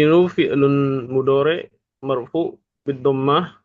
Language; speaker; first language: Arabic; non-native, learner; Indonesian